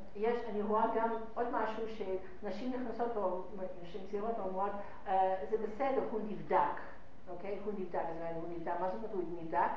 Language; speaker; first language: Hebrew; non-native, fluent; English